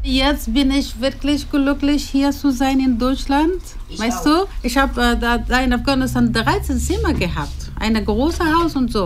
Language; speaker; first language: German; non-native, learner; Persian